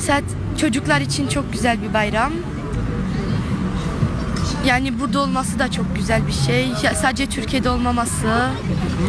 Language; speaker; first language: Turkish; early bilingual, heritage; Turkish